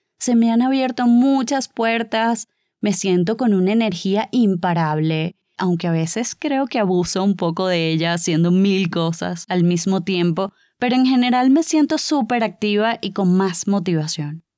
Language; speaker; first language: Spanish; native; Spanish